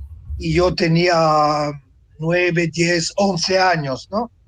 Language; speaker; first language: Spanish; non-native, fluent; Italian